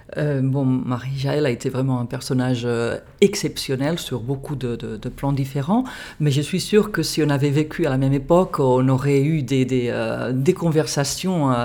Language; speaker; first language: French; non-native, fluent; Catalan